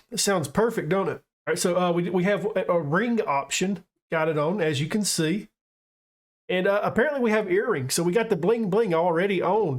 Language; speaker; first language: English; native; English